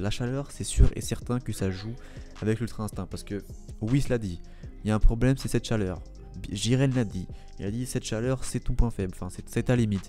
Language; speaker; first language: French; native; French